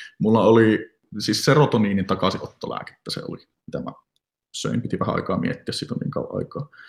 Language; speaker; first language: Finnish; native; Finnish